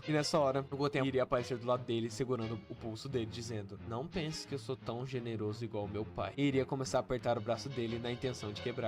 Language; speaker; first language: Portuguese; native; Portuguese